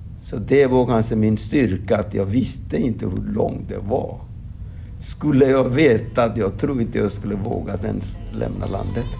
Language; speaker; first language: Swedish; non-native, fluent; Odia